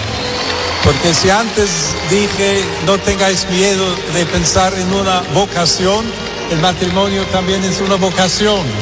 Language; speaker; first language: Spanish; non-native, fluent; English